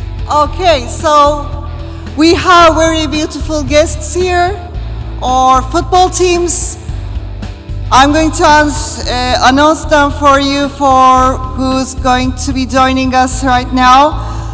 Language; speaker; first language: English; non-native, fluent; Turkish